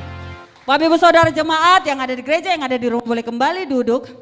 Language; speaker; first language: Indonesian; native; Indonesian